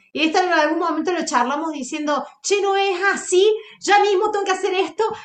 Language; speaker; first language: Spanish; native; Spanish